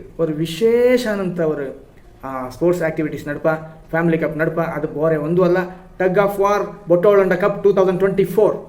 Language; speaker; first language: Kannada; non-native, local second language; Kodava